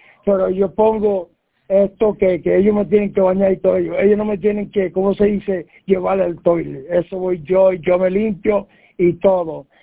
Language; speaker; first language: Spanish; native; Spanish